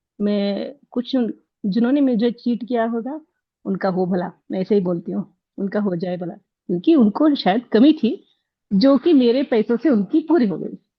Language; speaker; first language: Hindi; non-native, local second language; Kannada